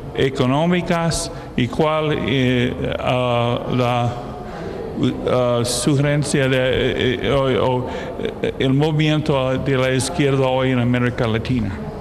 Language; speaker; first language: Spanish; non-native, fluent; English